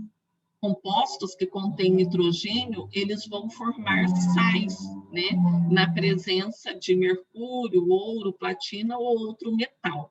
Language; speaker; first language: Portuguese; native; Portuguese